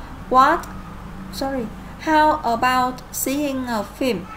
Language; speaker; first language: English; non-native, fluent; Vietnamese